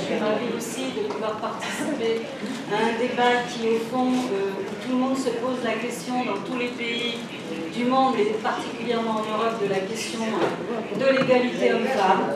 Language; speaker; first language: French; native; French